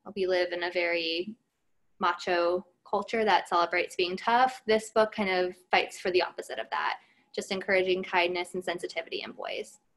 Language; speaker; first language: English; native; English